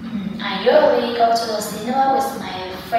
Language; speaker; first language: English; non-native, learner; Vietnamese